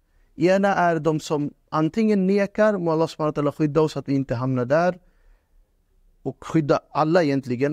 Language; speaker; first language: Swedish; non-native, fluent; Urdu